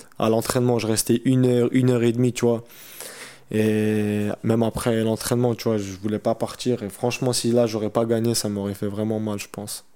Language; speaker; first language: French; early bilingual, other home language; Chechen